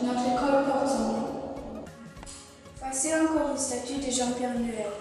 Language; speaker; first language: French; non-native, local second language; Luxembourgish